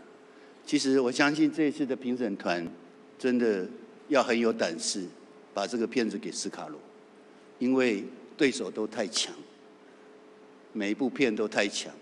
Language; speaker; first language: Chinese; native; Chinese